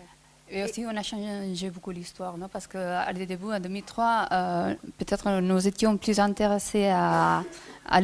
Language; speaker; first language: French; non-native, fluent; Spanish